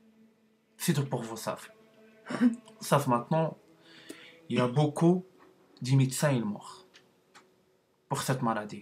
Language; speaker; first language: French; non-native, learner; Arabic